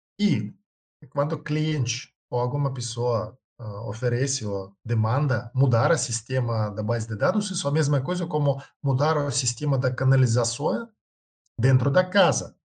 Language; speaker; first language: Portuguese; non-native, learner; Russian